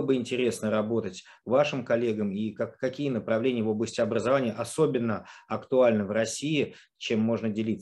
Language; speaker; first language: Russian; native; Russian